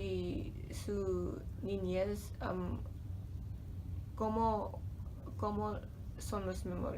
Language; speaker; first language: Spanish; non-native, learner; English